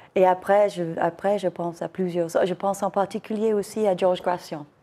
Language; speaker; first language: French; non-native, fluent; English